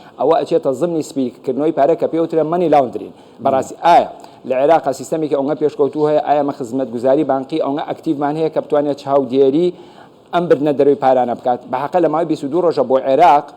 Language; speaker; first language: Central Kurdish; native; Central Kurdish